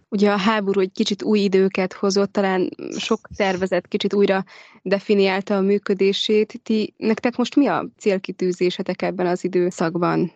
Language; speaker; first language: Hungarian; native; Hungarian